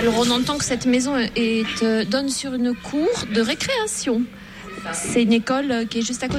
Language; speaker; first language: French; native; French